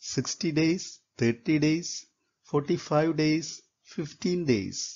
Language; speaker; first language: English; non-native, local second language; Malayalam